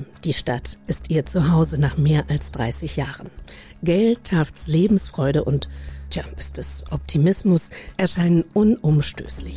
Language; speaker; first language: German; native; German